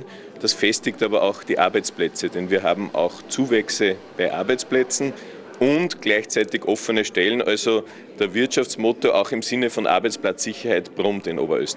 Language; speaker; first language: German; native; German